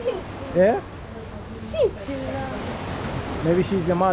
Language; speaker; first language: English; non-native, learner; Amharic